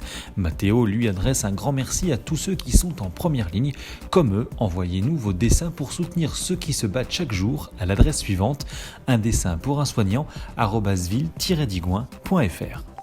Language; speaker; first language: French; native; French